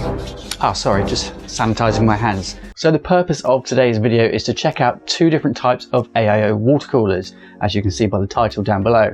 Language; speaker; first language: English; native; English